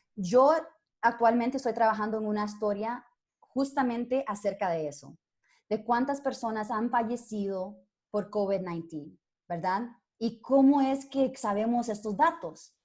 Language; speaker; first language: Spanish; early bilingual, other home language; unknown